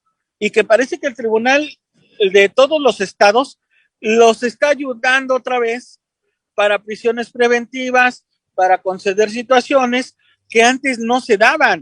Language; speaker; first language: Spanish; native; Spanish